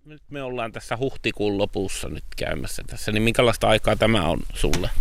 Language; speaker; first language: Finnish; native; Finnish